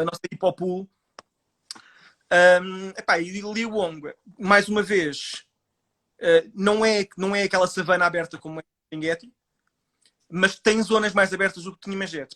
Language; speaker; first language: Portuguese; native; Portuguese